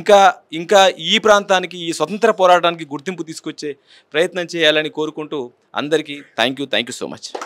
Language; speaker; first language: Telugu; native; Telugu